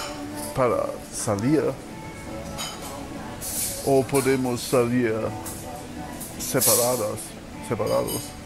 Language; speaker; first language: Spanish; non-native, learner; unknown